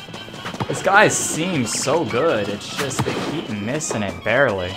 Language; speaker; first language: English; native; English